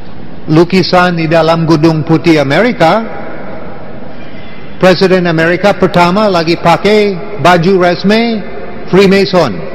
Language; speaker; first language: Indonesian; non-native, learner; English